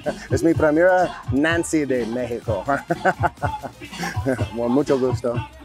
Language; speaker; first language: Spanish; non-native, learner; English